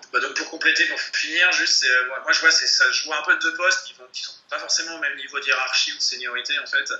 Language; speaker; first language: French; native; French